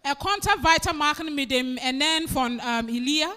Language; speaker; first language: German; non-native, fluent; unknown